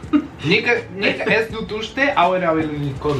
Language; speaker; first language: Basque; non-native, local second language; Spanish